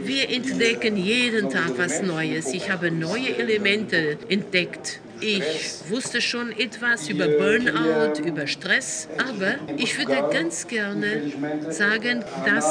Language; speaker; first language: German; non-native, fluent; Portuguese